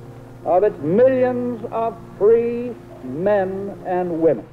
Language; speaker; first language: English; native; English